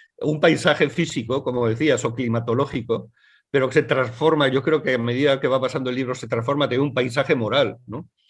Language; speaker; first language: Spanish; native; Spanish